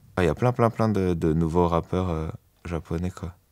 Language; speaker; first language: French; native; French